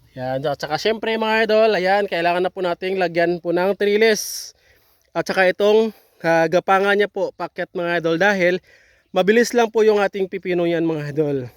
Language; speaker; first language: Filipino; non-native, local second language; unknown